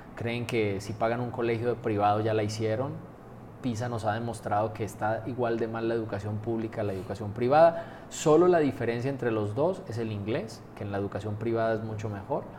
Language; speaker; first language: Spanish; native; Spanish